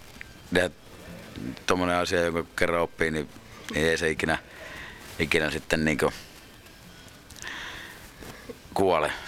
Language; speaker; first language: Finnish; native; Finnish